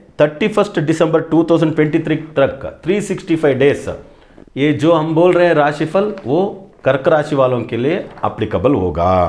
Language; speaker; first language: Hindi; non-native, local second language; Kannada